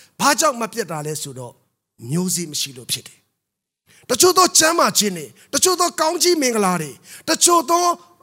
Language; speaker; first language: Burmese; non-native, local second language; S'gaw Karen